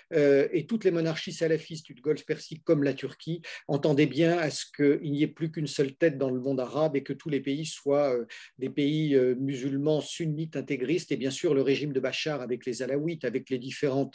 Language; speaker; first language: French; native; French